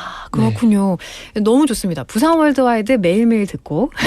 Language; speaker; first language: Korean; native; Korean